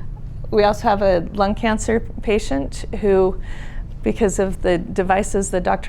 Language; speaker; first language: English; native; English